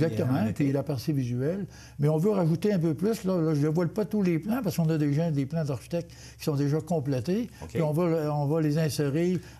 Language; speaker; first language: French; native; French